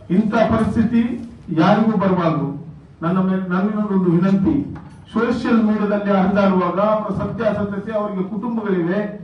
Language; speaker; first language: Kannada; non-native, local second language; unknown